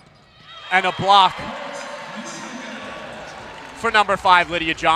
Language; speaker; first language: English; native; English